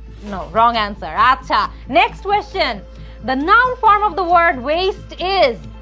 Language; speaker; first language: English; non-native, local second language; Bangla